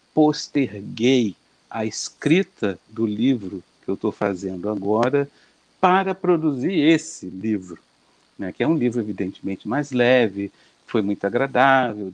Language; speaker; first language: Portuguese; native; Portuguese